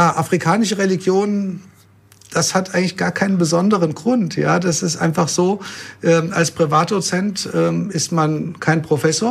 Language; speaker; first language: German; native; German